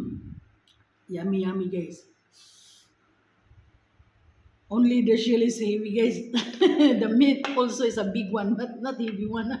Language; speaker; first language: English; non-native, local second language; Filipino